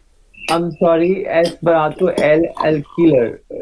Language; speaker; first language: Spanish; non-native, learner; English